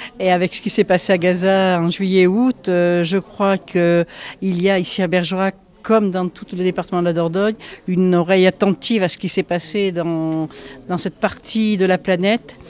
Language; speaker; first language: French; native; French